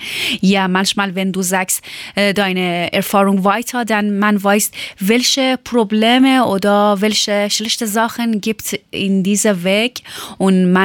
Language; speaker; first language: German; non-native, learner; Persian